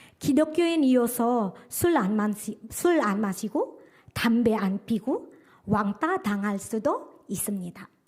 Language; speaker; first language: Korean; non-native, fluent; Indonesian